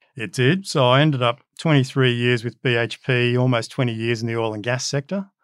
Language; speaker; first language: English; early bilingual, other home language; Macedonian